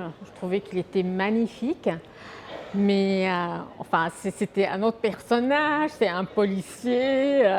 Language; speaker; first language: French; non-native, fluent; Arabic